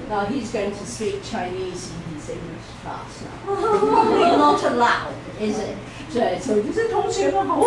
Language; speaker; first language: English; non-native, fluent; Chinese